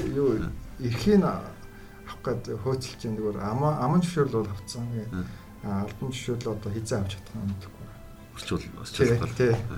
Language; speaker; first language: Mongolian; native; Mongolian